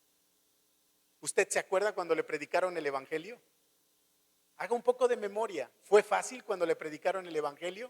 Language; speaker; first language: Spanish; native; Spanish